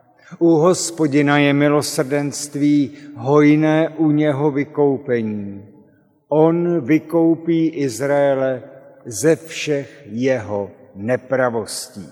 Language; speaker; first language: Czech; native; Czech